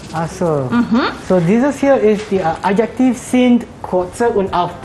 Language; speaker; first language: German; non-native, learner; Malay